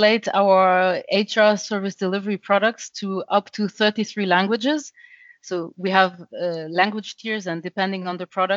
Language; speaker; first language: English; non-native, fluent; French